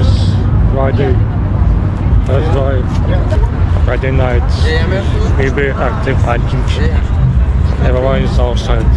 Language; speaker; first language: English; non-native, learner; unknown